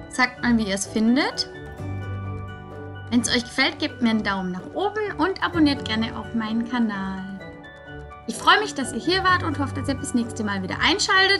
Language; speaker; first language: German; native; German